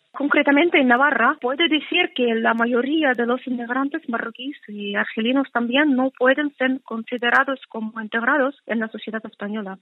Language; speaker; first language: Spanish; non-native, fluent; Russian